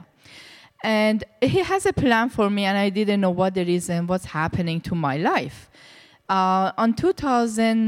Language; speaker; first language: English; non-native, learner; Persian